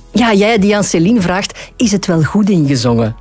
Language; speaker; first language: Dutch; native; Dutch